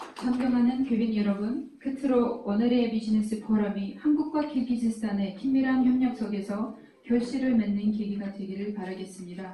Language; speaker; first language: Korean; non-native, fluent; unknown